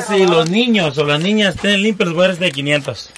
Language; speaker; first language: Spanish; native; Spanish